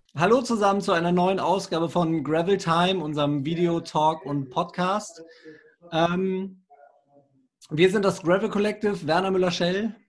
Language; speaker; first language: German; native; German